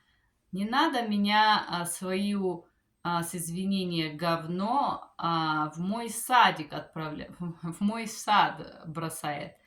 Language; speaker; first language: Russian; non-native, fluent; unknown